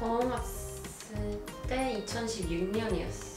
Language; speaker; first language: Korean; non-native, fluent; English